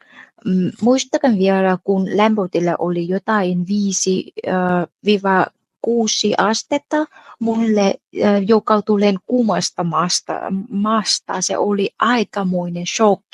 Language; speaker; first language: Finnish; non-native, fluent; Vietnamese